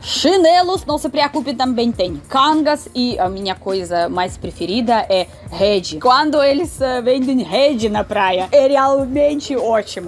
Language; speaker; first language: Portuguese; non-native, fluent; Russian